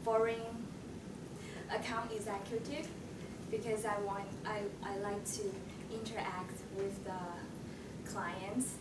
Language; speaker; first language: English; non-native, learner; Chinese